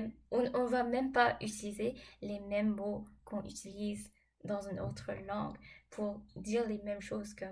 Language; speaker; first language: French; non-native, fluent; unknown